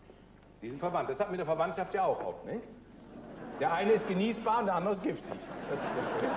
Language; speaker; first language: German; native; German